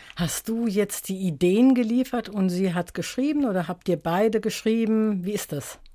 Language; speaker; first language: German; native; German